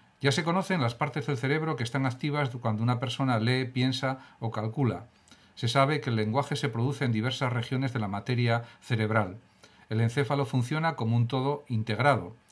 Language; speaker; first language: Spanish; native; Spanish